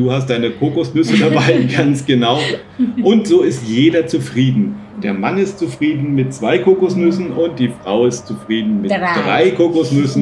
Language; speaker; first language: German; native; German